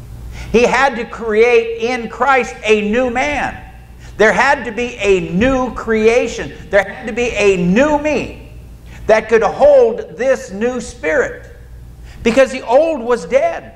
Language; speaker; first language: English; native; English